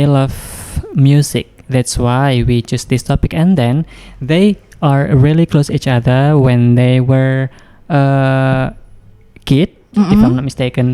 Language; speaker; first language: English; non-native, fluent; Indonesian